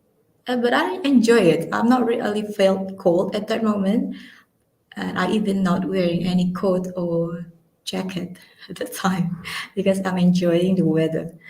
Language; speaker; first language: English; non-native, learner; Indonesian